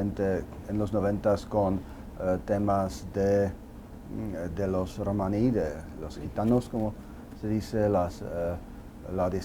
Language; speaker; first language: Spanish; non-native, fluent; Czech